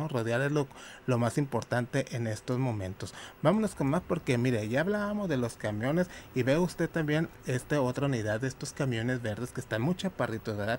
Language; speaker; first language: Spanish; native; Spanish